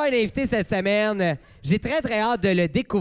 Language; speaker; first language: French; native; French